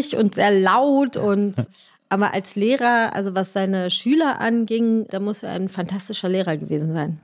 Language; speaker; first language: German; native; German